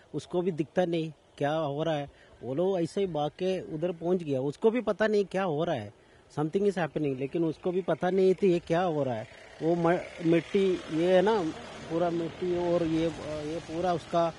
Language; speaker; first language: Hindi; non-native, local second language; Malayalam